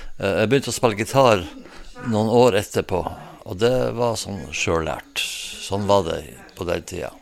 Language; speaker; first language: Norwegian; native; Norwegian